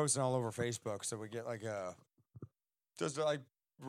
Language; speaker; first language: English; native; English